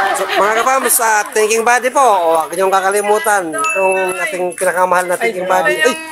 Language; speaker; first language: Filipino; native; Filipino